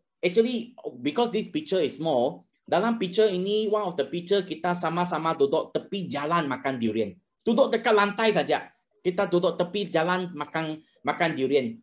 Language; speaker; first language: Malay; non-native, local second language; Chinese